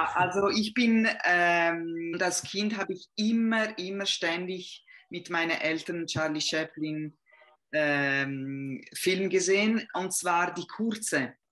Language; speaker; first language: German; non-native, fluent; Italian